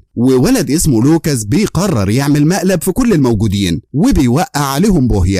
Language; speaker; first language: Arabic; native; Arabic